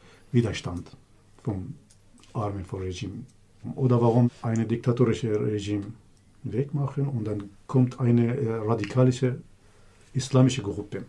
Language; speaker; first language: German; non-native, learner; Kurdish